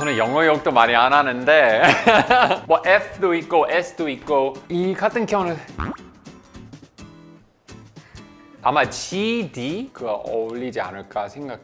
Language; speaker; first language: Korean; non-native, fluent; English